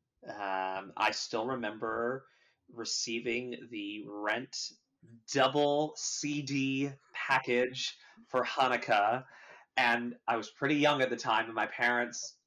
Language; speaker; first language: English; native; English